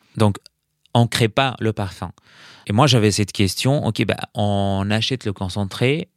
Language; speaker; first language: French; non-native, fluent; Arabic